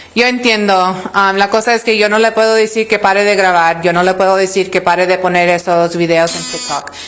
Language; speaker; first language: Spanish; early bilingual, other home language; English